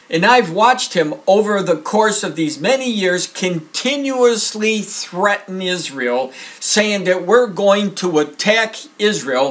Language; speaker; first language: English; native; English